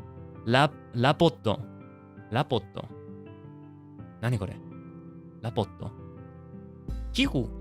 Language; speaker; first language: Japanese; non-native, learner; English